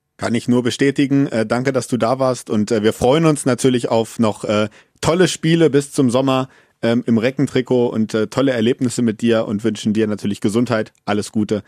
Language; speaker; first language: German; native; German